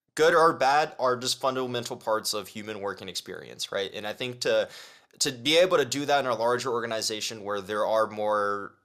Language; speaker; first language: English; early bilingual, other home language; Chinese